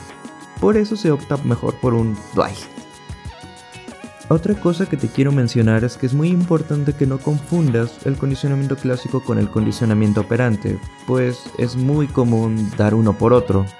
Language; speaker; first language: Spanish; native; Spanish